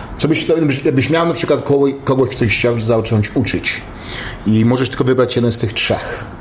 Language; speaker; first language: Polish; early bilingual, heritage; Polish